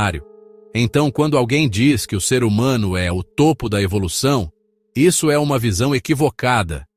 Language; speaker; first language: Portuguese; native; Portuguese